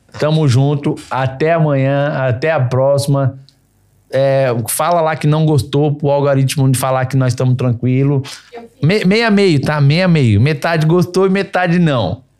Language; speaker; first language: Portuguese; native; Portuguese